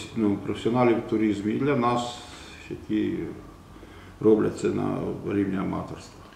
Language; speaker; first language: Ukrainian; non-native, local second language; Romanian